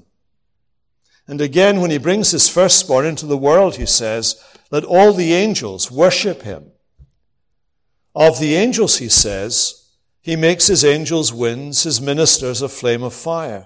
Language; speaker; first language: English; native; English